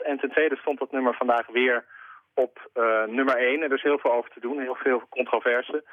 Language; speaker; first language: Dutch; native; Dutch